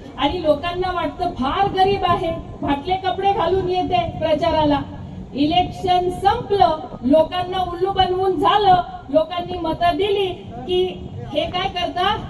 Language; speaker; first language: Marathi; native; Marathi